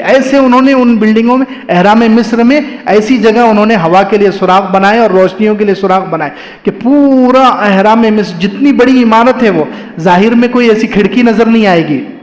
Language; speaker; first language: Urdu; native; Urdu